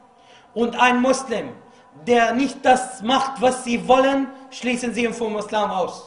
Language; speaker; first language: German; non-native, fluent; Arabic